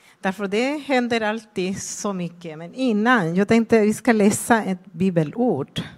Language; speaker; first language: Swedish; non-native, fluent; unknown